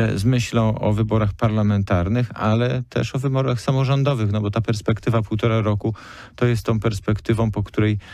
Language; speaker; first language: Polish; native; Polish